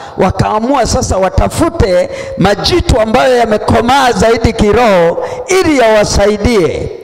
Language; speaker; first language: Swahili; non-native, local second language; Sukuma